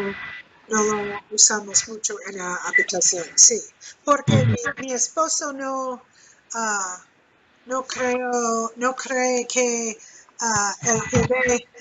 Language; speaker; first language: Spanish; non-native, learner; English